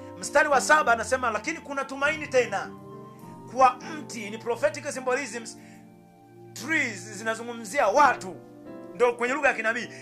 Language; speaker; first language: Swahili; native; Swahili